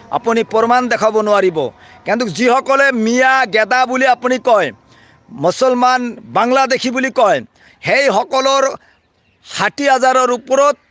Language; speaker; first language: Assamese; non-native, local second language; Bangla